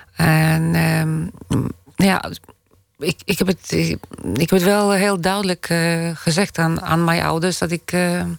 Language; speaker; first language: Dutch; non-native, fluent; Polish